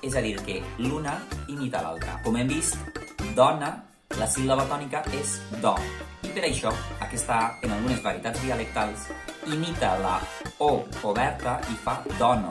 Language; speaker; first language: Catalan; native; Catalan